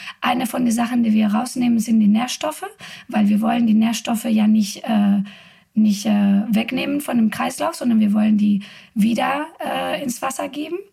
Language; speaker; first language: German; non-native, fluent; Spanish